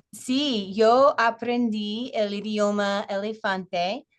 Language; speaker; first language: Spanish; non-native, learner; English